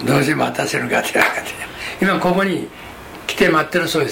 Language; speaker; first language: Japanese; non-native, local second language; Korean